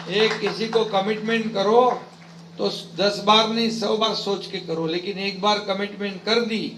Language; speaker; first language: Hindi; non-native, local second language; Marathi